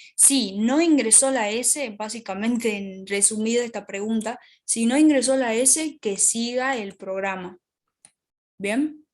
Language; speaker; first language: Spanish; native; Spanish